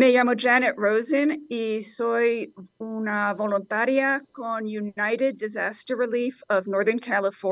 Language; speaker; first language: Spanish; non-native, learner; English